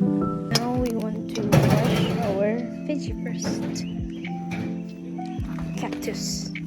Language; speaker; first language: English; non-native, local second language; Malay